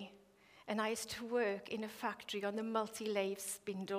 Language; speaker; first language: English; native; English